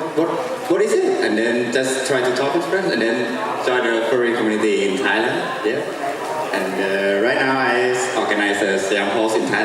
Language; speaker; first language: English; non-native, fluent; Thai